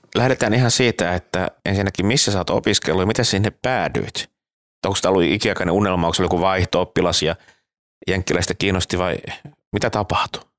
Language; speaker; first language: Finnish; native; Finnish